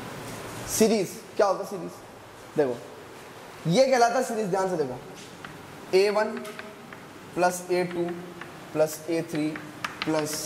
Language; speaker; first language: Hindi; native; Hindi